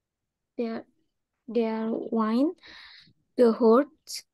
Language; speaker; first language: German; non-native, learner; Indonesian